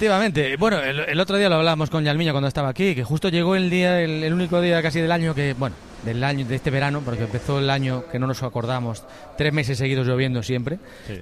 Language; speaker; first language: Spanish; native; Spanish